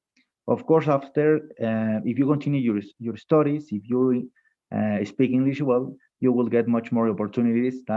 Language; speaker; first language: English; non-native, fluent; Spanish